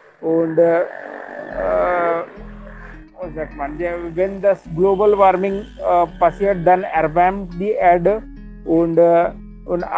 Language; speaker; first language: German; non-native, learner; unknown